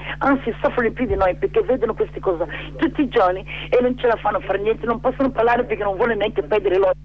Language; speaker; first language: Italian; non-native, learner; Igbo